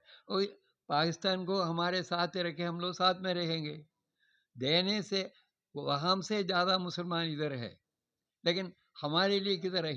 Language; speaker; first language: Hindi; non-native, local second language; Malayalam